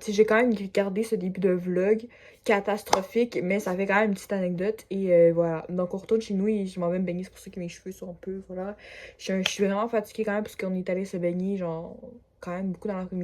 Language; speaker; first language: French; native; French